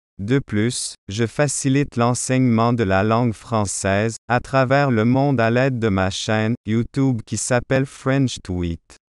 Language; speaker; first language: French; non-native, fluent; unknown